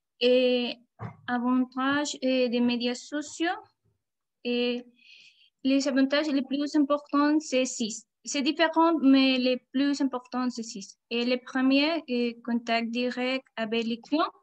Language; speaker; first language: French; non-native, learner; Spanish